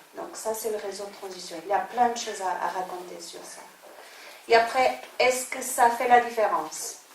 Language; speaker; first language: French; non-native, fluent; Portuguese